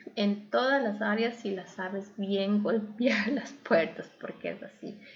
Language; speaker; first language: Spanish; native; Spanish